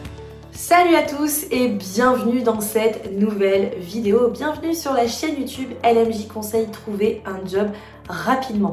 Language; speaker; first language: French; native; French